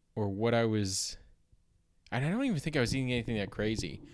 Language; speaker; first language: English; native; English